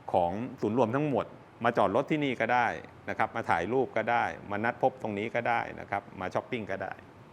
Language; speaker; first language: Thai; native; Thai